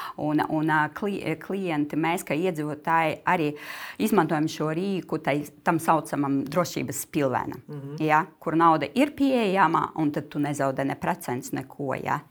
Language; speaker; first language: Latvian; non-native, local second language; Russian